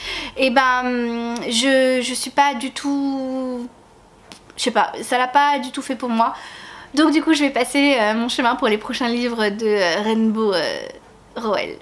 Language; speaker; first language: French; native; French